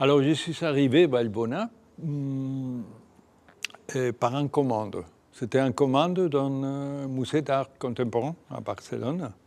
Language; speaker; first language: French; non-native, fluent; Spanish